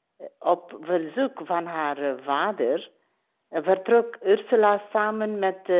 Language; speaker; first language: Dutch; non-native, learner; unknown